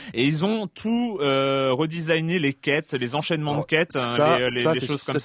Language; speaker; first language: French; native; French